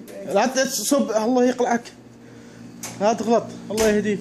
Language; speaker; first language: Arabic; early bilingual, heritage; Arabic